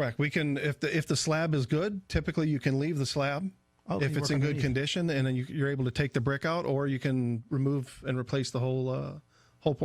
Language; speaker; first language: English; native; English